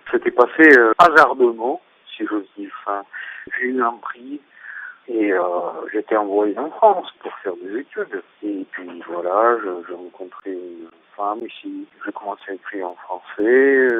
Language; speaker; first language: French; non-native, fluent; Russian